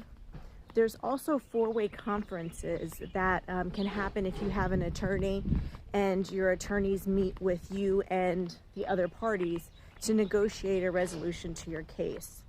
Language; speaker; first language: English; native; English